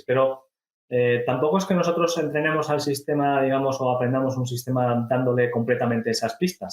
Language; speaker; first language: Spanish; native; Spanish